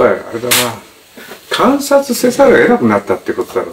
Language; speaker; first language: Japanese; native; Japanese